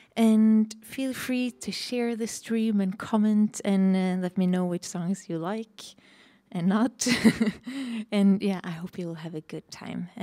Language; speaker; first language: English; non-native, fluent; Norwegian